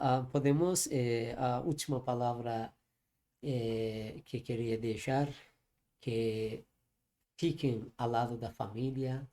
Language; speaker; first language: Portuguese; non-native, learner; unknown